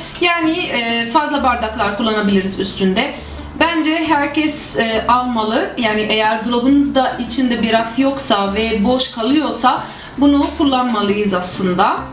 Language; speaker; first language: Turkish; non-native, fluent; Arabic